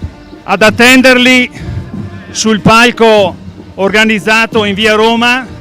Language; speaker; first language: Italian; native; Italian